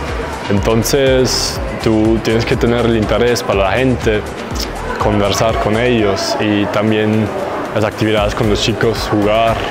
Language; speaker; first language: Spanish; non-native, fluent; German